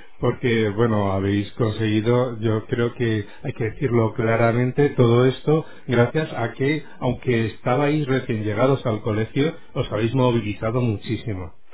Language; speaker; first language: Spanish; native; Spanish